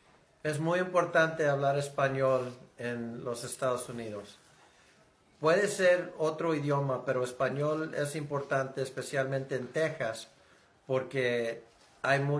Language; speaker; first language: Spanish; early bilingual, heritage; Spanish